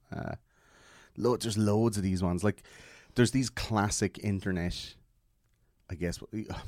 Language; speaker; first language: English; native; English